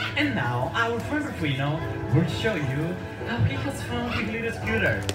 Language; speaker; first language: English; non-native, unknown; Spanish